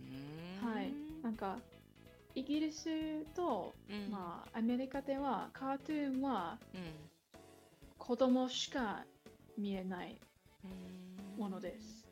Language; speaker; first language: Japanese; non-native, learner; English